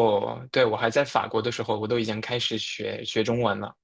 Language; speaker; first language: Chinese; non-native, fluent; French